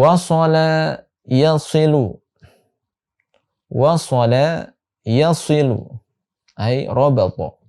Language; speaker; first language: Arabic; non-native, fluent; Indonesian